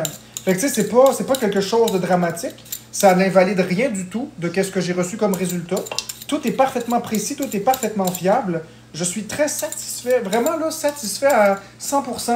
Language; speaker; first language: French; native; French